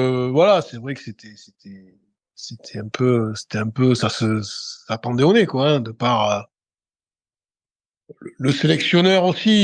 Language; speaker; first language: French; native; French